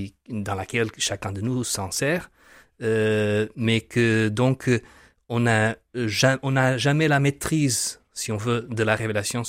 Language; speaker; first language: French; non-native, fluent; Portuguese